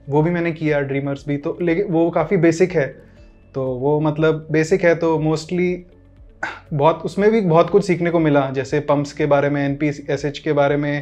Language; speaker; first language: Hindi; native; Hindi